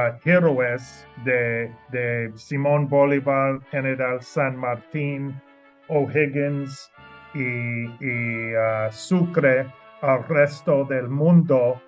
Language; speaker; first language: Spanish; non-native, learner; English